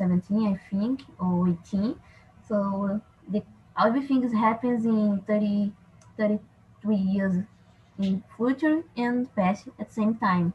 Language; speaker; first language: English; non-native, learner; Portuguese